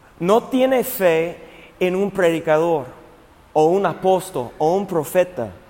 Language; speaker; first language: Spanish; non-native, fluent; English